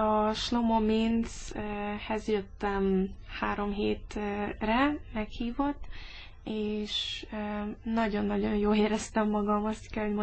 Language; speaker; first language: Hungarian; early bilingual, heritage; English